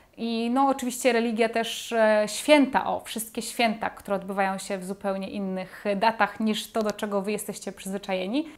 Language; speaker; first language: Polish; native; Polish